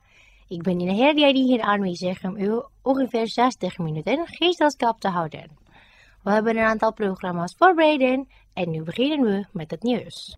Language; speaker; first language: Dutch; non-native, learner; Indonesian